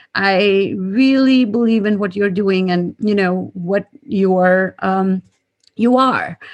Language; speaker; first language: English; non-native, local second language; Gujarati